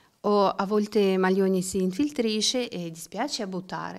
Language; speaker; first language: Italian; non-native, learner; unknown